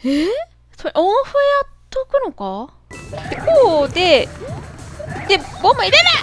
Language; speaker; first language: Japanese; native; Japanese